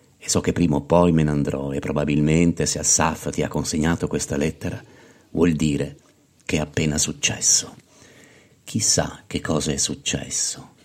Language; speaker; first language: Italian; native; Italian